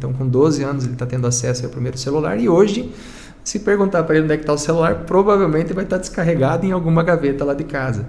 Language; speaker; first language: Portuguese; native; Portuguese